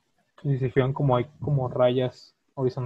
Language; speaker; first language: Spanish; native; Spanish